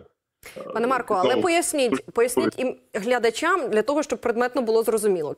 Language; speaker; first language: Ukrainian; native; Ukrainian